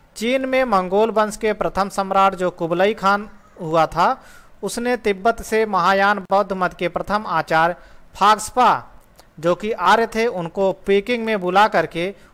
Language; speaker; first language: Hindi; native; Hindi